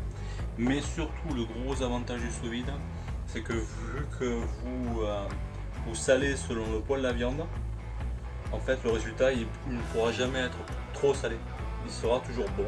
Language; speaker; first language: French; native; French